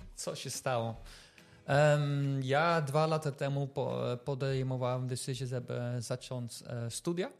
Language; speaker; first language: Polish; non-native, fluent; Dutch